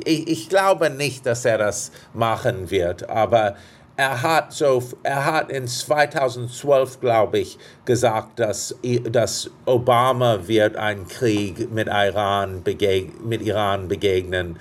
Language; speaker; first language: German; non-native, fluent; English